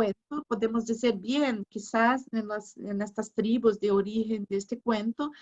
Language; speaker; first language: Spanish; non-native, learner; Portuguese